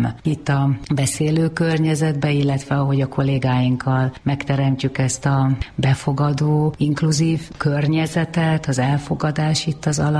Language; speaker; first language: Hungarian; native; Hungarian